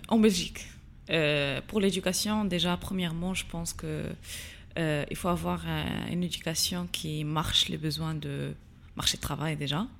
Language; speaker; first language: French; non-native, local second language; Tachelhit